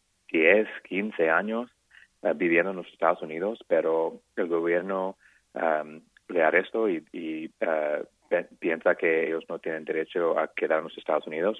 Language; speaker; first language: Spanish; non-native, fluent; English